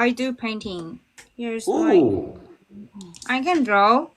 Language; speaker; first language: English; non-native, learner; Korean